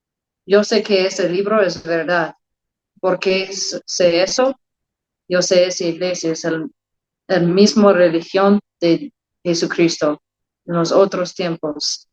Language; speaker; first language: Spanish; non-native, learner; English